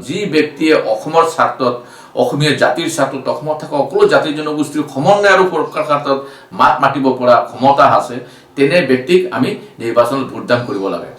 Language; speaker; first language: Assamese; non-native, local second language; Bangla